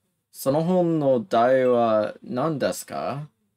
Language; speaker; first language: Japanese; non-native, learner; English